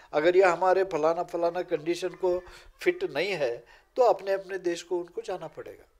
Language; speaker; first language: Urdu; non-native, local second language; Marathi